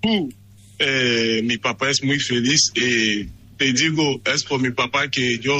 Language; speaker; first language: Spanish; non-native, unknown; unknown